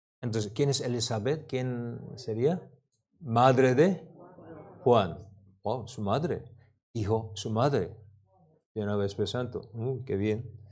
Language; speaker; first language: Spanish; non-native, learner; Korean